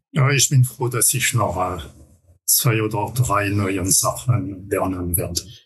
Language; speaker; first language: German; non-native, fluent; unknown